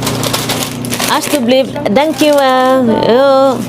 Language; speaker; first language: Dutch; non-native, learner; Indonesian